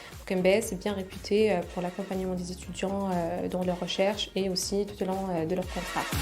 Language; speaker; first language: French; non-native, local second language; Arabic